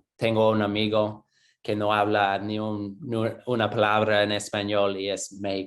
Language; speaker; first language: Spanish; non-native, fluent; English